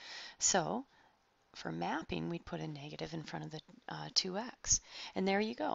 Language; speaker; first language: English; native; English